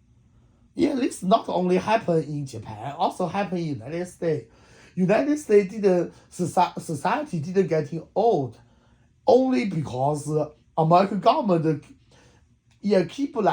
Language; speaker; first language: English; non-native, learner; Chinese